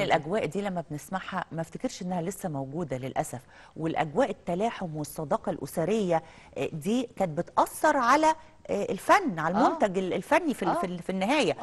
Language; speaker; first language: Arabic; native; Arabic